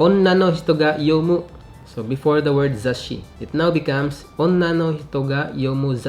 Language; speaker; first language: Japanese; non-native, fluent; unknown